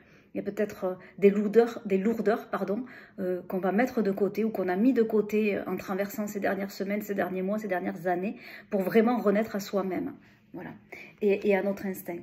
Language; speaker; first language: French; native; French